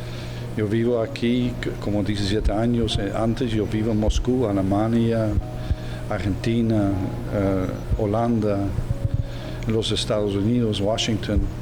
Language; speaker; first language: Spanish; non-native, learner; Dutch